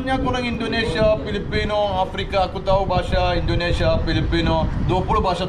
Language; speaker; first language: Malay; non-native, learner; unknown